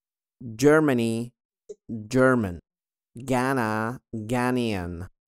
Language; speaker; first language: English; non-native, fluent; Arabic